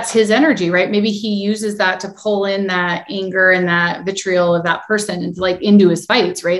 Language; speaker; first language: English; native; English